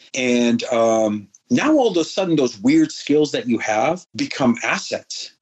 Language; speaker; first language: English; early bilingual, other home language; Persian